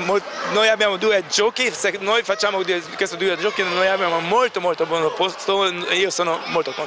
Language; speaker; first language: Italian; non-native, learner; German